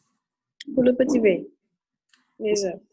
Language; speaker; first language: French; non-native, local second language; Wolof